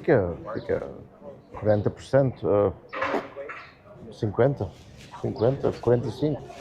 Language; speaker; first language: Portuguese; non-native, learner; German